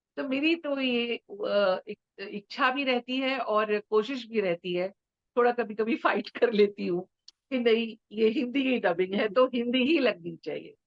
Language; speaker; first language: Hindi; native; Hindi